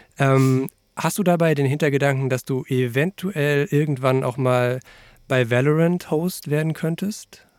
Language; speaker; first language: German; native; German